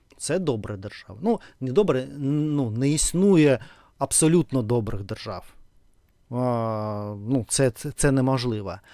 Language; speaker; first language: Ukrainian; non-native, local second language; Russian